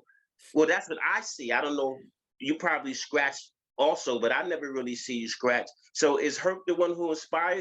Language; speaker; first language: English; native; English